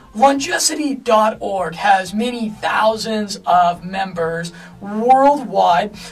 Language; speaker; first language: English; native; English